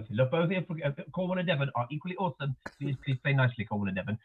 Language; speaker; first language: English; native; English